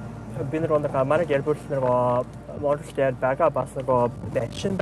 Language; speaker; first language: Mongolian; non-native, learner; English